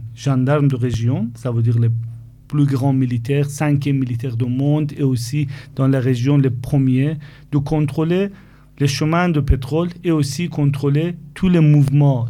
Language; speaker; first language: French; non-native, fluent; Persian